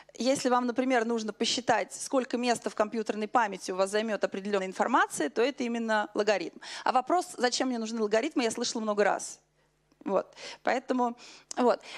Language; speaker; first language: Russian; native; Russian